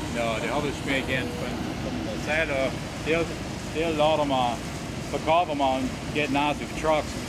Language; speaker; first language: English; early bilingual, other home language; Pennsylvania German